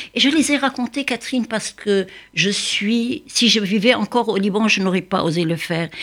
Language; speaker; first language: French; non-native, local second language; Arabic